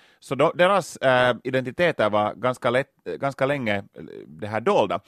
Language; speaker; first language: Swedish; native; Swedish